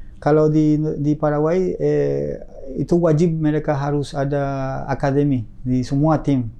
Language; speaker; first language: Indonesian; non-native, fluent; Spanish